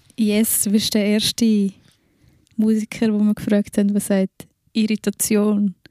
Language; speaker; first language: German; native; German